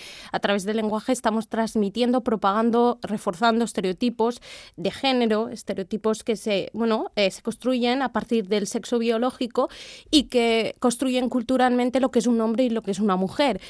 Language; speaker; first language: Spanish; native; Spanish